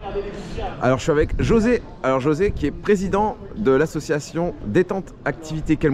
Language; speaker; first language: French; native; French